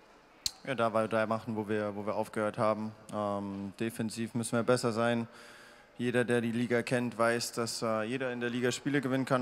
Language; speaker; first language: German; native; German